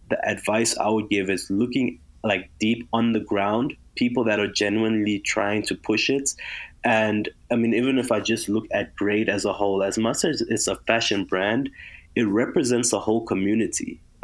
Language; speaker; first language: English; native; English